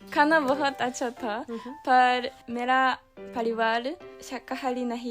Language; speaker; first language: Hindi; non-native, learner; Japanese